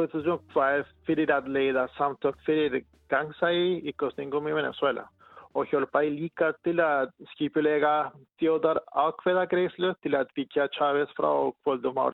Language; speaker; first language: Icelandic; non-native, learner; Spanish